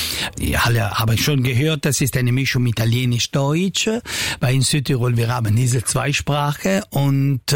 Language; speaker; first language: German; non-native, local second language; Italian